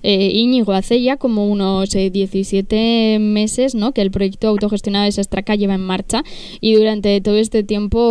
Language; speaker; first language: Spanish; native; Spanish